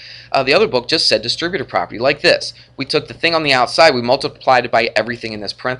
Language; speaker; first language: English; native; English